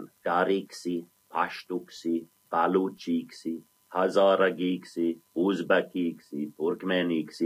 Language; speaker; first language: Finnish; non-native, fluent; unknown